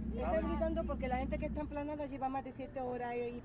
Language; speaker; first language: Spanish; native; Spanish